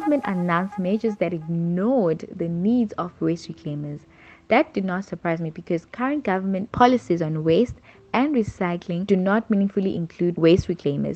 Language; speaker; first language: English; non-native, local second language; Zulu